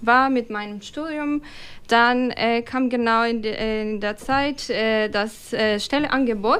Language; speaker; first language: German; non-native, fluent; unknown